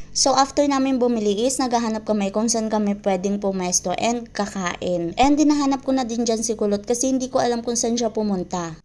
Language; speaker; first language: Filipino; non-native, local second language; Bikol